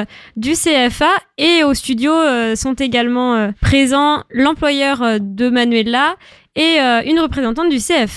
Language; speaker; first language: French; native; French